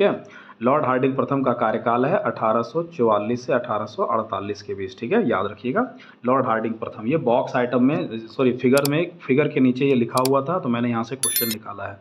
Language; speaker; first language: Hindi; native; Hindi